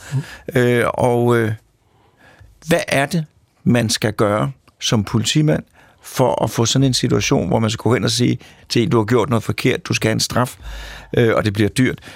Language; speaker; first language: Danish; native; Danish